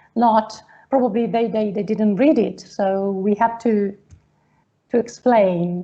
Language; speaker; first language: English; non-native, fluent; Italian